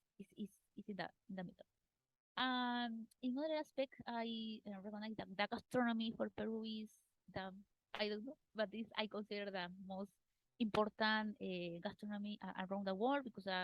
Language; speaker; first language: English; non-native, learner; Spanish